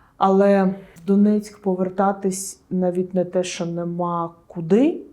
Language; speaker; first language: Ukrainian; non-native, local second language; Russian